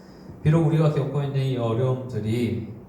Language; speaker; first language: Korean; native; Korean